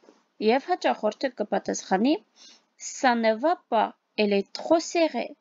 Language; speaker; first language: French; non-native, fluent; Armenian